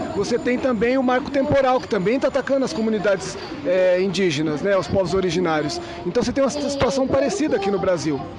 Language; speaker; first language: Portuguese; native; Portuguese